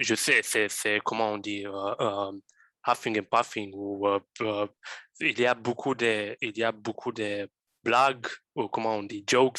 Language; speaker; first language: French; non-native, fluent; Romanian